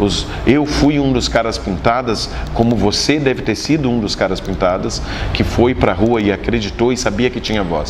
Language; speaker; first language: Portuguese; native; Portuguese